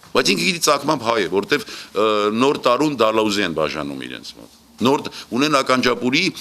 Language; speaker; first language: Armenian; native; Armenian